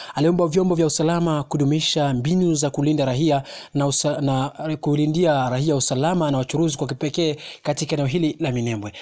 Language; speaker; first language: Swahili; non-native, local second language; Kinyarwanda